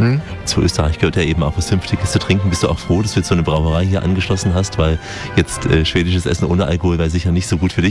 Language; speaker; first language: German; native; German